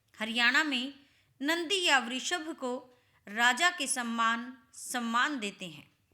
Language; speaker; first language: Hindi; native; Hindi